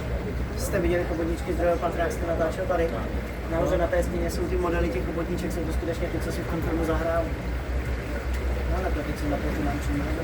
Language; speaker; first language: Czech; native; Czech